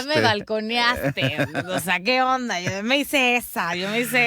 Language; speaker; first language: Spanish; native; Spanish